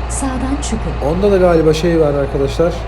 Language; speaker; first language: Turkish; native; Turkish